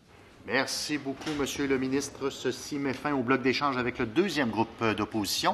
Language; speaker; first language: French; native; French